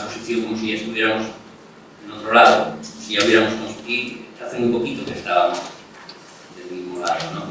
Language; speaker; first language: Spanish; non-native, local second language; Catalan